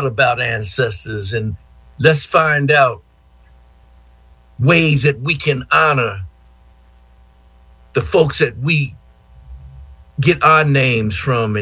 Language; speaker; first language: English; native; English